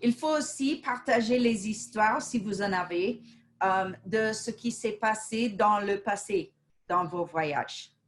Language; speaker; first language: French; non-native, fluent; English